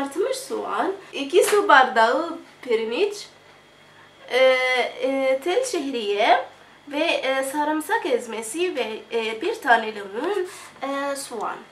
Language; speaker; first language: Turkish; non-native, learner; Arabic